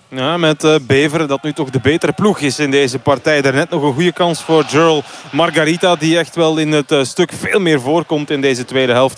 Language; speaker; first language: Dutch; native; Dutch